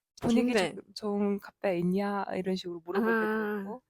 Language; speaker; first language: Korean; non-native, fluent; Mongolian